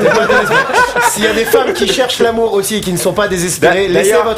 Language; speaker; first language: French; native; French